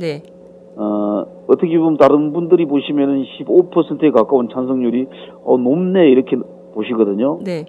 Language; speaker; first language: Korean; native; Korean